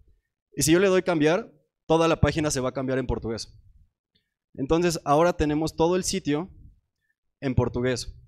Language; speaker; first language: Spanish; native; Spanish